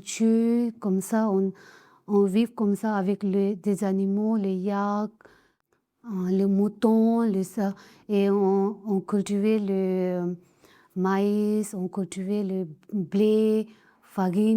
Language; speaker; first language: French; non-native, learner; Tibetan